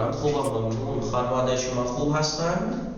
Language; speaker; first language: Persian; non-native, fluent; Urdu